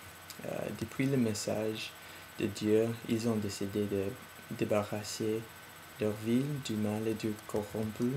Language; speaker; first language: French; non-native, learner; English